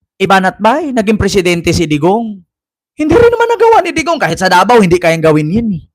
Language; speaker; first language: Filipino; native; Filipino